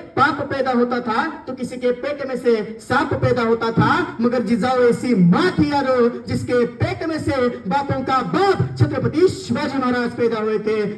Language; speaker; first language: Hindi; non-native, local second language; Marathi